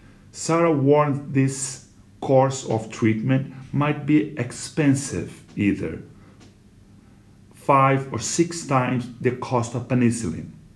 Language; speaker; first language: English; non-native, fluent; Portuguese